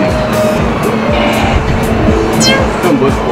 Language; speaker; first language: Chinese; native; Chinese